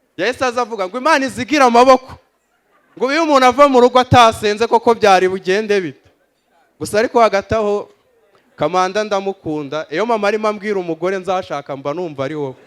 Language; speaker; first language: Kinyarwanda; native; Kinyarwanda